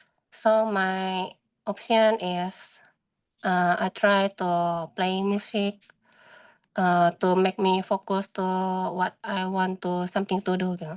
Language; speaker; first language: English; non-native, learner; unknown